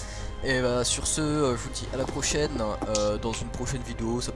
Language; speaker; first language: French; native; French